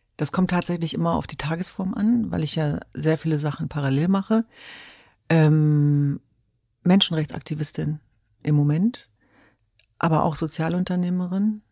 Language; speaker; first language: German; early bilingual, other home language; Kurdish